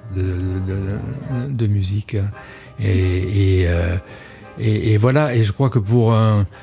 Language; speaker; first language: French; native; French